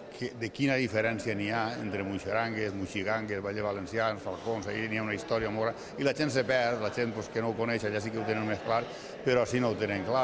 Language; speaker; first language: Catalan; native; Catalan